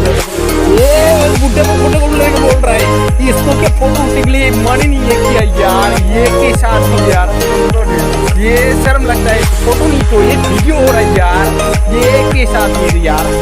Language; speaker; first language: Hindi; non-native, local second language; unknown